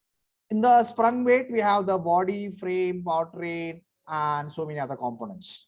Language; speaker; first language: English; non-native, local second language; Marathi